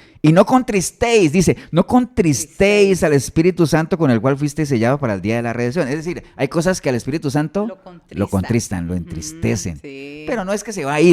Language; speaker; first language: Spanish; native; Spanish